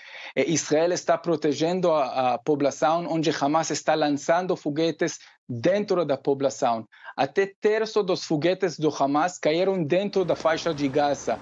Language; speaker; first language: Portuguese; non-native, fluent; Hebrew